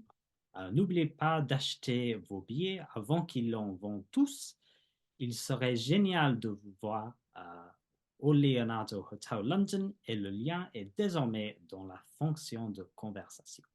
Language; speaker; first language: French; non-native, fluent; English